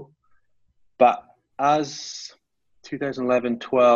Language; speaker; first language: English; native; English